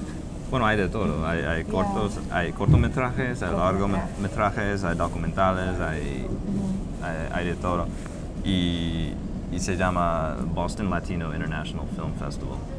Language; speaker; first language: Spanish; non-native, fluent; English